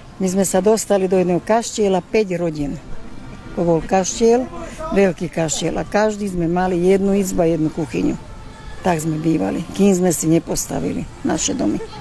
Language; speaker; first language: Slovak; native; Slovak